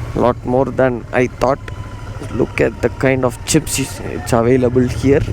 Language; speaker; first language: English; non-native, local second language; Tamil